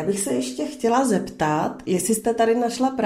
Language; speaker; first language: Czech; native; Czech